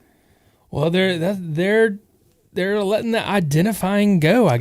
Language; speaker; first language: English; native; English